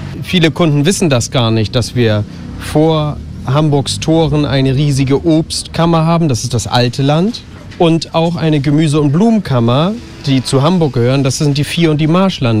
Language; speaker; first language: German; native; German